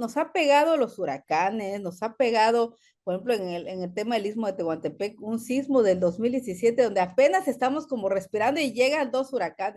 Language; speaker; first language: Spanish; native; Spanish